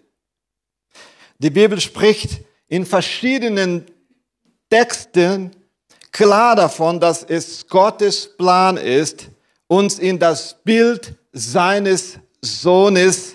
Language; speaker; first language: German; non-native, fluent; Portuguese